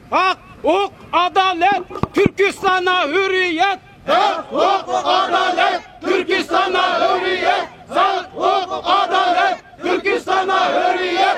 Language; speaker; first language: Turkish; non-native, fluent; Uyghur